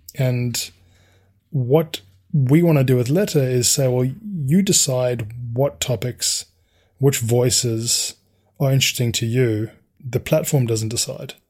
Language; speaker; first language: English; native; English